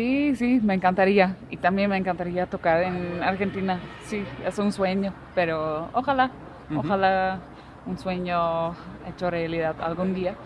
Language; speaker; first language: Spanish; non-native, fluent; Dutch